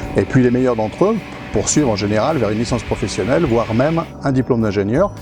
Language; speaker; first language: French; native; French